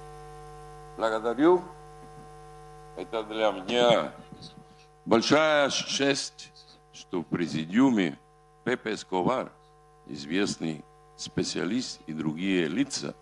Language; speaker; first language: Russian; non-native, fluent; Spanish